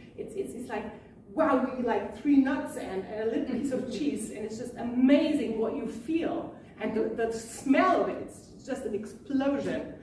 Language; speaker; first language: English; non-native, fluent; German